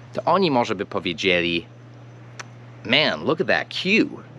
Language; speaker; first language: Polish; non-native, fluent; English